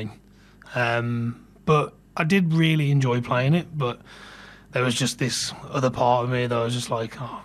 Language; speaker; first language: English; native; English